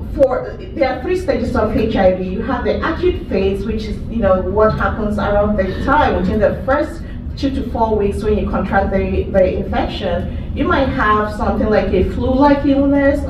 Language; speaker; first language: English; native; English